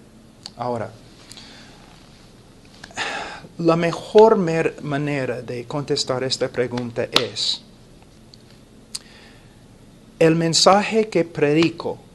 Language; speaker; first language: Spanish; non-native, fluent; English